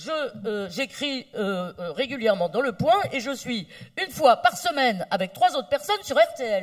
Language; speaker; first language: French; native; French